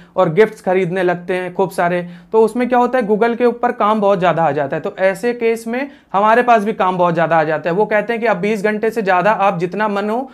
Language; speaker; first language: Hindi; native; Hindi